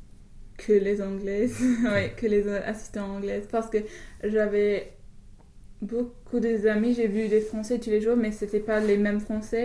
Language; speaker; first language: French; non-native, fluent; English